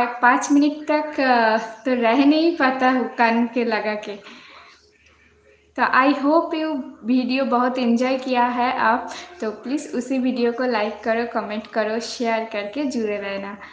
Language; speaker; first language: Hindi; non-native, local second language; Bangla